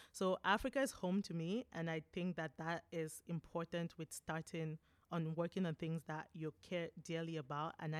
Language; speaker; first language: English; non-native, local second language; French